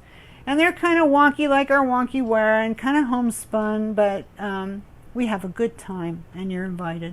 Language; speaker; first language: English; native; English